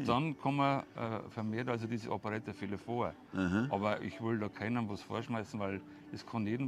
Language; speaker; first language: German; native; German